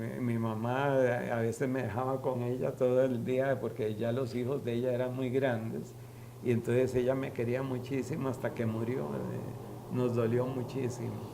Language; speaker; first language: Spanish; early bilingual, other home language; Yiddish